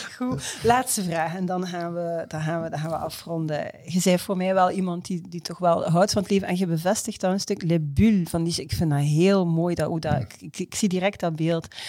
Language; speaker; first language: Dutch; native; Dutch